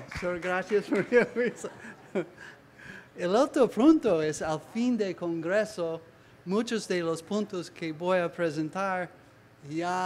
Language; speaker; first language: Spanish; non-native, learner; English